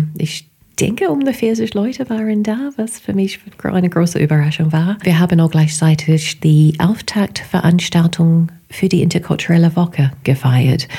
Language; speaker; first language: German; non-native, fluent; English